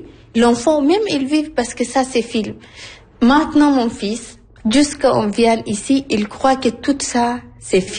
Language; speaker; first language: French; non-native, learner; Arabic